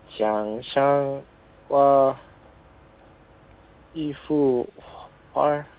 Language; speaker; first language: Chinese; non-native, learner; Korean